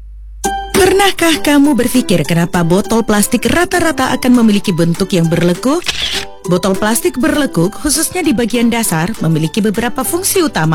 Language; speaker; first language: Indonesian; native; Indonesian